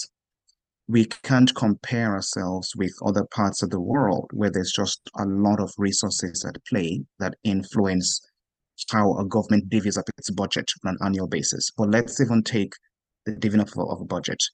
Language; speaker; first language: English; non-native, local second language; Yoruba